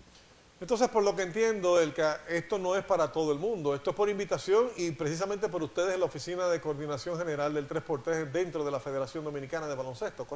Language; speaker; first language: Spanish; native; Spanish